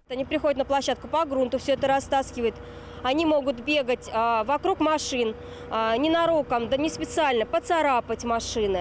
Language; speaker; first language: Russian; native; Russian